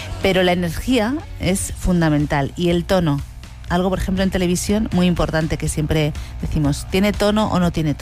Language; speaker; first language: Spanish; native; Spanish